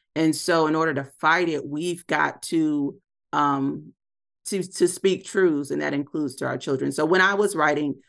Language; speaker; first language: English; native; English